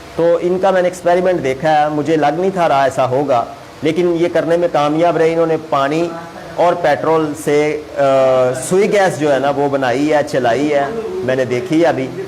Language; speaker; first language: Urdu; non-native, local second language; Punjabi